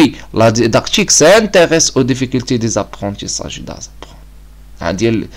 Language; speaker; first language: French; non-native, local second language; Arabic